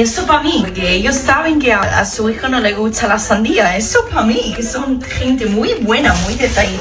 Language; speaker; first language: Spanish; non-native, fluent; English